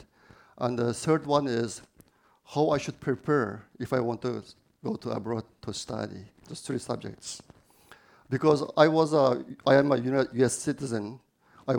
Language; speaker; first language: English; non-native, fluent; Chinese